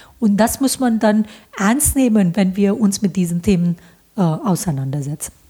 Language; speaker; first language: German; non-native, fluent; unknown